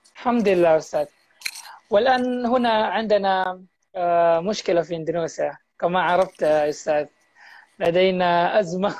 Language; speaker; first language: Arabic; non-native, fluent; Indonesian